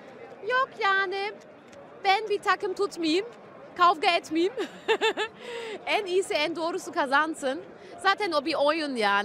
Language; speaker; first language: Turkish; early bilingual, heritage; German